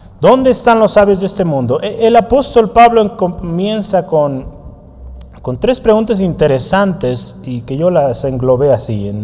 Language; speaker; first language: Spanish; native; Spanish